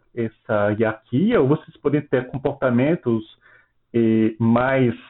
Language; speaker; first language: Portuguese; non-native, fluent; French